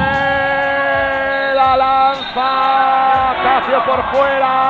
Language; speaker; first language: Spanish; native; Spanish